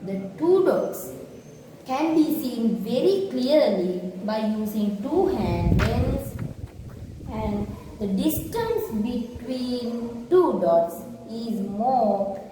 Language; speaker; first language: English; non-native, local second language; Sinhala